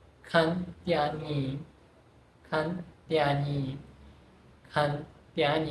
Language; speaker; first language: Chinese; non-native, fluent; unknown